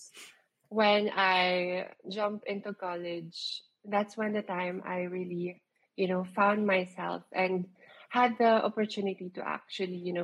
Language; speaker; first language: English; non-native, local second language; Filipino